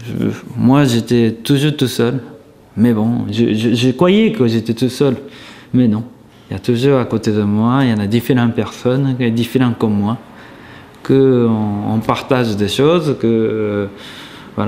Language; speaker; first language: French; non-native, fluent; Japanese